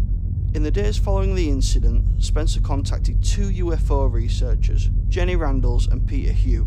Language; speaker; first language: English; native; English